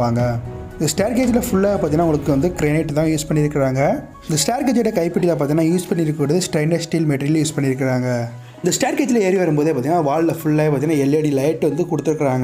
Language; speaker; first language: Tamil; native; Tamil